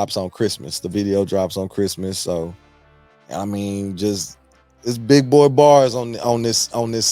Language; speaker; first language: English; native; English